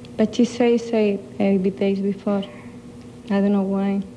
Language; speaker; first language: English; non-native, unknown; Spanish